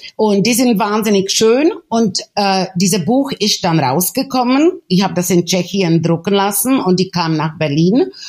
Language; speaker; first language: German; non-native, fluent; Czech